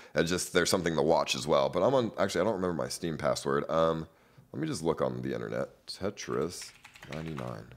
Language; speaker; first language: English; native; English